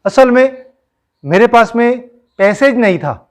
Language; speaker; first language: Hindi; non-native, local second language; Marathi